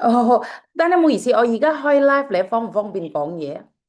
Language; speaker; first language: Cantonese; non-native, fluent; Javanese